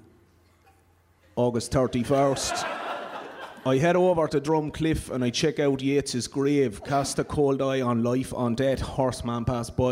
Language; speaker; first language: English; native; English